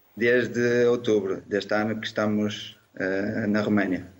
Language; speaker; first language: Portuguese; native; Portuguese